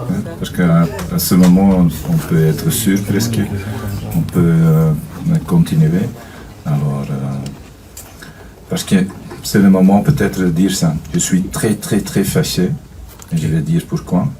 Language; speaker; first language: French; non-native, fluent; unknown